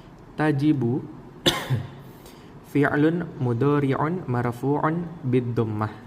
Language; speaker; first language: Arabic; non-native, learner; Indonesian